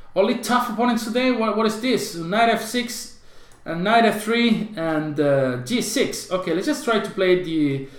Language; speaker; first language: English; non-native, fluent; Spanish